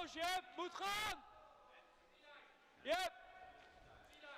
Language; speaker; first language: Dutch; native; Dutch